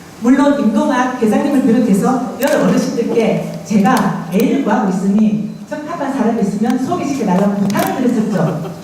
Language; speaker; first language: Korean; native; Korean